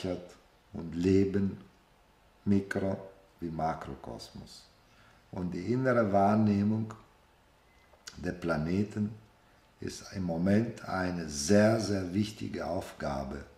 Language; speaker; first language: German; non-native, fluent; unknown